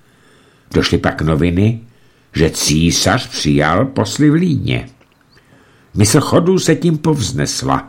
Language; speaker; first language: Czech; native; Czech